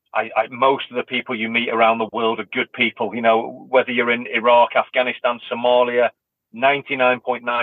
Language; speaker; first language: English; native; English